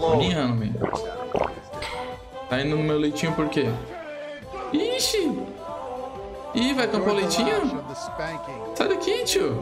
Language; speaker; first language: Portuguese; native; Portuguese